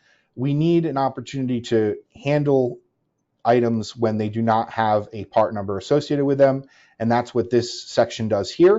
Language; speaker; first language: English; native; English